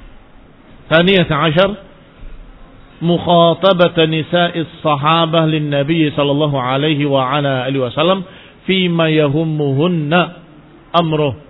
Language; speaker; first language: Arabic; non-native, fluent; Indonesian